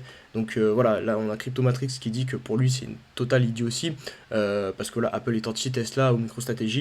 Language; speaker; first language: French; native; French